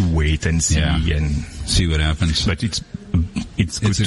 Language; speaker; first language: English; non-native, fluent; French